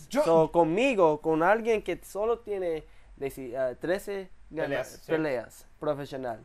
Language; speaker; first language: Spanish; early bilingual, heritage; English